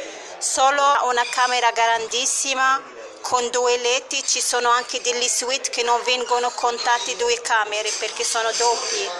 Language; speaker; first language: Italian; non-native, fluent; Arabic